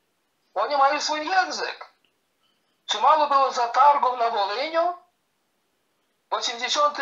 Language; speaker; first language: Polish; early bilingual, heritage; Polish